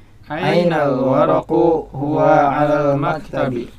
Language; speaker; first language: Arabic; non-native, learner; Indonesian